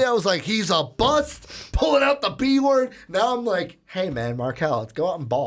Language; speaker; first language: English; native; English